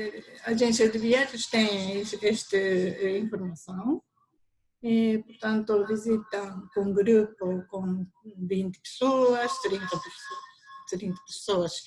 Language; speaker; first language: Portuguese; non-native, learner; Japanese